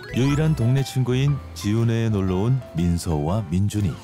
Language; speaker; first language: Korean; native; Korean